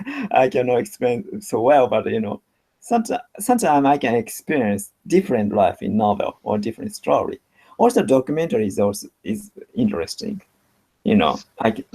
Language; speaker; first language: English; non-native, learner; Japanese